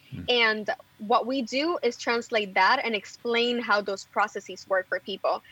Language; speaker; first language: English; non-native, fluent; Spanish